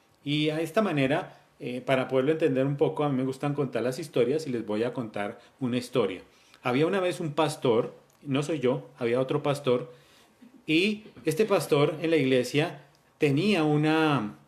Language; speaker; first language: Spanish; native; Spanish